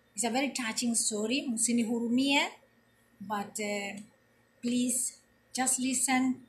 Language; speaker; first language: English; non-native, local second language; Swahili